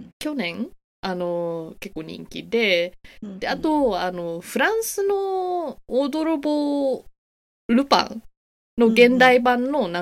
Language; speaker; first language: Japanese; native; Japanese